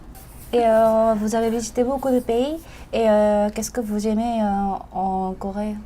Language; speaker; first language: French; non-native, fluent; Korean